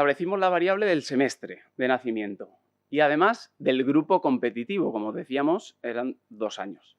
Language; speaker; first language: Spanish; native; Spanish